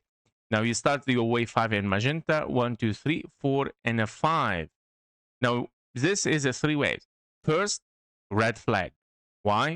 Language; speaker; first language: English; non-native, fluent; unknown